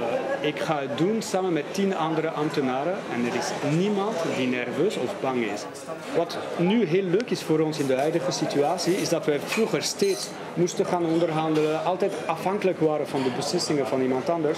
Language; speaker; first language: Dutch; non-native, fluent; Catalan